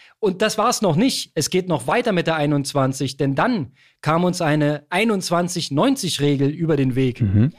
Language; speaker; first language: German; native; German